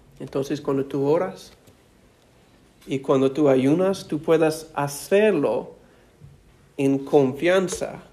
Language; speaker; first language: Spanish; non-native, fluent; English